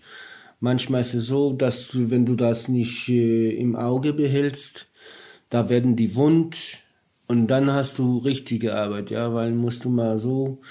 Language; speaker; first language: German; non-native, learner; Polish